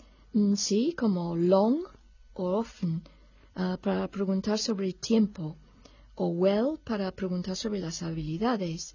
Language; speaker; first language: Spanish; non-native, fluent; English